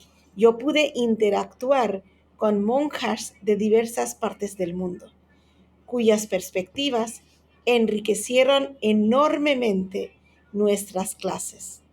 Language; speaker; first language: Spanish; non-native, fluent; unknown